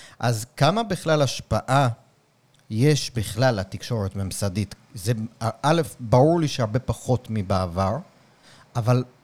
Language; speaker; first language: Hebrew; native; Hebrew